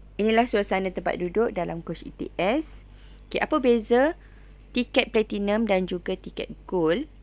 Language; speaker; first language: Malay; native; Malay